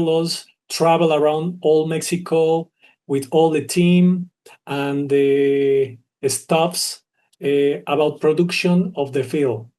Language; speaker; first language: English; non-native, learner; Spanish